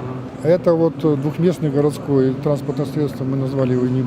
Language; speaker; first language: Russian; native; Russian